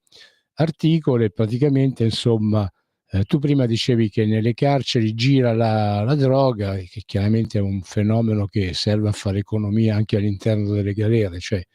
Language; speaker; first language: Italian; native; Italian